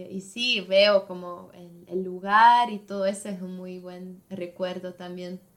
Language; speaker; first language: Spanish; non-native, fluent; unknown